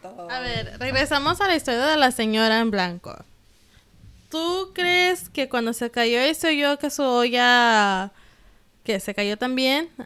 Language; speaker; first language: Spanish; early bilingual, heritage; Spanish